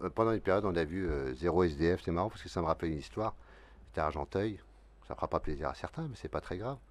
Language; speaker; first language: French; native; French